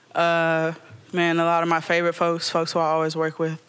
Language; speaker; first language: English; native; English